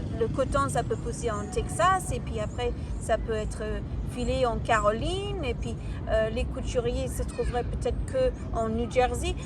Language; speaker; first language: French; non-native, fluent; English